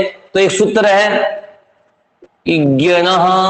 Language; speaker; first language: Hindi; native; Hindi